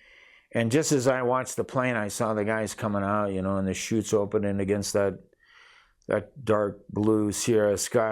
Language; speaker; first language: English; native; English